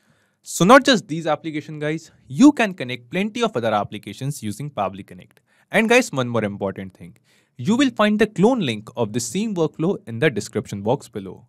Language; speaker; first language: English; non-native, local second language; Hindi